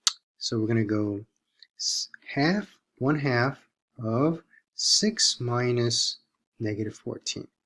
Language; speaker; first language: English; native; English